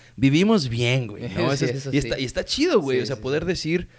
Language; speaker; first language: Spanish; native; Spanish